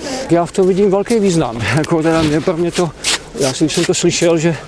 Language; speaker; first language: Czech; native; Czech